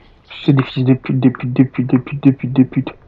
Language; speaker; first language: French; native; French